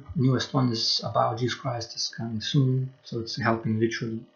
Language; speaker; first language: English; non-native, fluent; Lithuanian